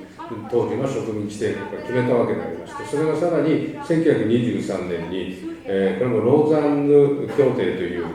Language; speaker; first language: Japanese; native; Japanese